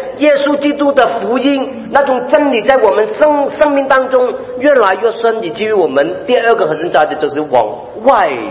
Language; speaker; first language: Chinese; non-native, local second language; Cantonese